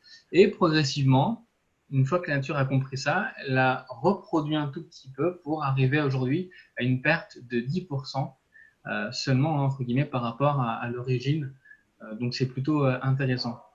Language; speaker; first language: French; native; French